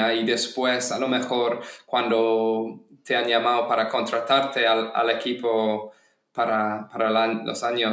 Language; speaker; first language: Spanish; non-native, fluent; English